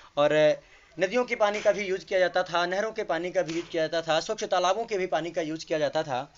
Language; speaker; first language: Hindi; native; Hindi